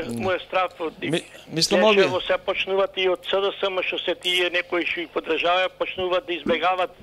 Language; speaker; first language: Macedonian; native; Macedonian